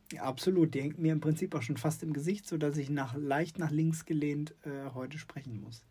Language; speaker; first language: German; native; German